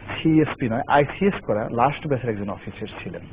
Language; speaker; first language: Bangla; native; Bangla